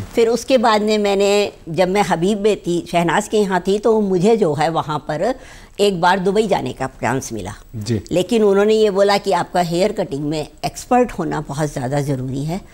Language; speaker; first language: Hindi; native; Hindi